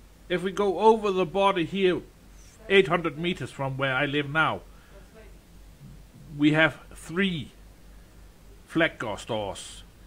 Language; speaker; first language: English; non-native, fluent; Danish